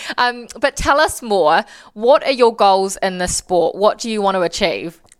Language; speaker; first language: English; native; English